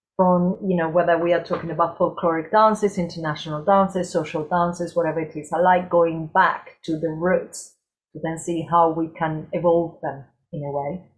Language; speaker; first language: English; non-native, fluent; Spanish